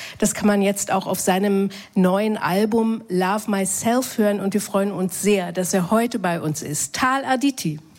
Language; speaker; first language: German; native; German